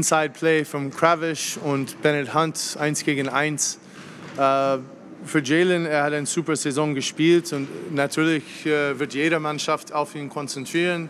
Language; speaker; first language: German; non-native, fluent; English